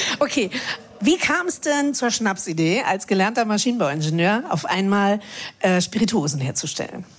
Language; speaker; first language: German; native; German